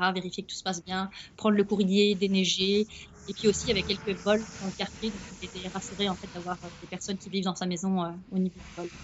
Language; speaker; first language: French; native; French